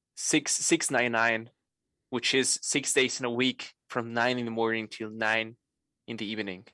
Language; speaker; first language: English; non-native, fluent; Spanish